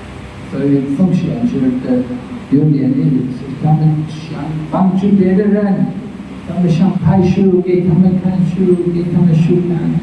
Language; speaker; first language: Chinese; non-native, fluent; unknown